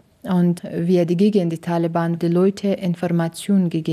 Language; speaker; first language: German; non-native, learner; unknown